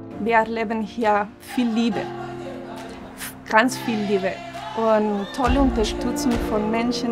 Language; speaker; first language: German; non-native, fluent; Spanish